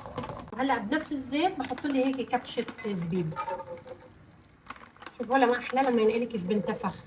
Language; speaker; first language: Arabic; native; Arabic